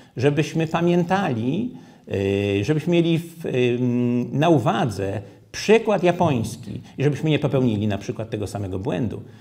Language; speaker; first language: Polish; native; Polish